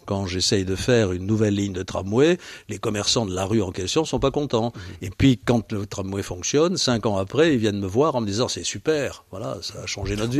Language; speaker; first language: French; native; French